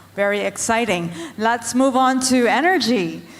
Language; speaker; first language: English; non-native, local second language; Filipino